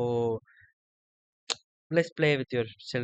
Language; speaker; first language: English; non-native, local second language; Tamil